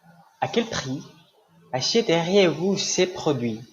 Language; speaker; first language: French; non-native, learner; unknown